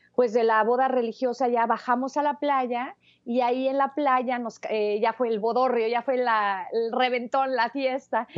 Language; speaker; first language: Spanish; native; Spanish